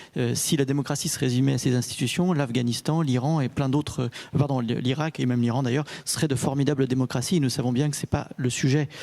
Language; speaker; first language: French; native; French